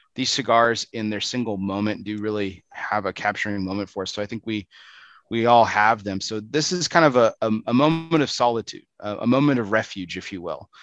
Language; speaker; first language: English; native; English